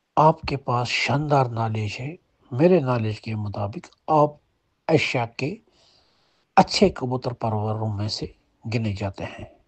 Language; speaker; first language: Hindi; non-native, local second language; Kashmiri